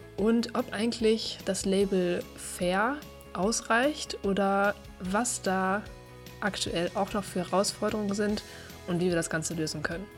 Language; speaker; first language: German; native; German